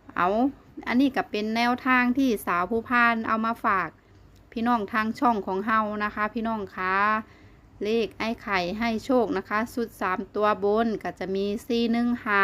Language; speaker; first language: Thai; non-native, local second language; Northeastern Thai